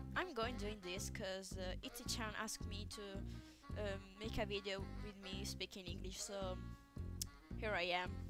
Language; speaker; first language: English; non-native, learner; Italian